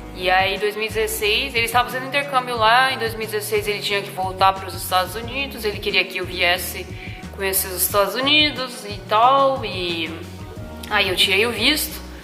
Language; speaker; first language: Portuguese; non-native, local second language; Japanese